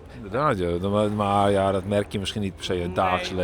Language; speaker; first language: Dutch; non-native, local second language; Western Frisian